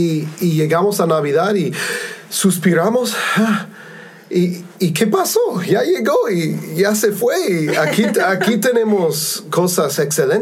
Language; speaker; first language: Spanish; non-native, fluent; English